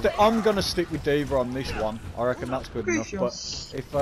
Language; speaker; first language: English; native; English